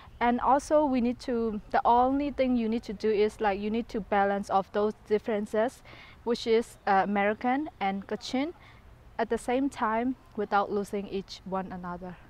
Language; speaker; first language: English; non-native, fluent; Kachin